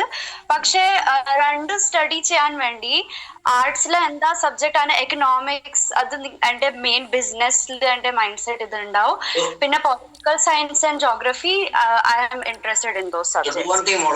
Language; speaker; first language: Malayalam; early bilingual, heritage; Malayalam